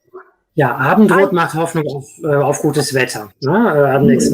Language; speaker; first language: German; native; German